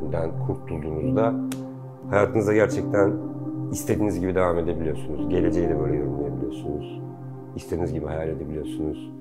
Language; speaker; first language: Turkish; native; Turkish